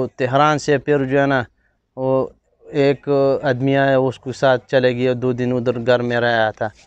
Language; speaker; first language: Urdu; non-native, local second language; Pashto